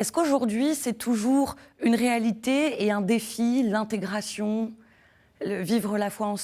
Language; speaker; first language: French; native; French